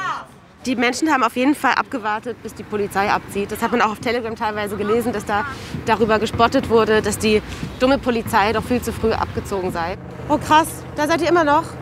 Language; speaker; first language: German; native; German